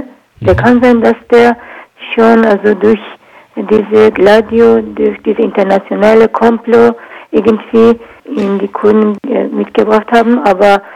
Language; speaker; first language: German; non-native, learner; Kurdish